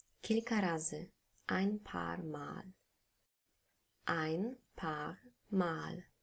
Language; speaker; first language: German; non-native, fluent; Polish